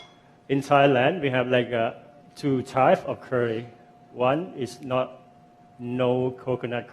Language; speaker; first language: English; non-native, fluent; Thai